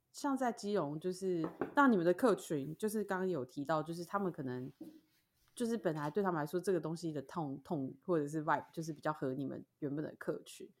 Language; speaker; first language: Chinese; native; Chinese